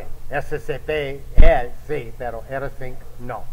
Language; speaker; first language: Spanish; non-native, fluent; English